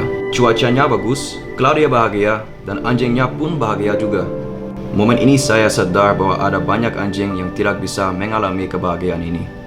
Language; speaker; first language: Indonesian; non-native, fluent; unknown